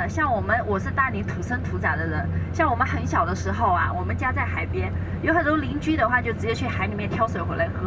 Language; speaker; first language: Chinese; native; Chinese